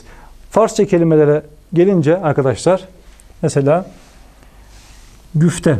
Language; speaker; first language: Turkish; native; Turkish